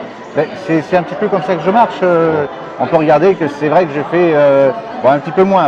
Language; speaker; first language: French; native; French